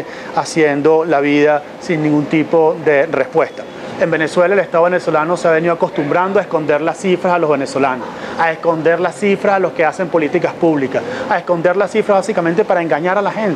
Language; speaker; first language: Spanish; native; Spanish